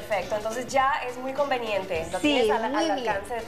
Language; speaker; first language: Spanish; native; Spanish